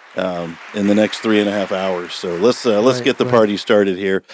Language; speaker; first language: English; native; English